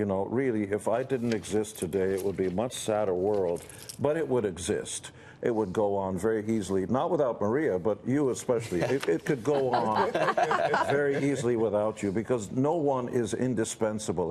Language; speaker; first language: English; early bilingual, other home language; Hungarian